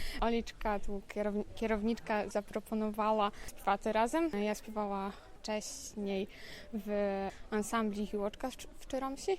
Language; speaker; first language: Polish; non-native, local second language; Ukrainian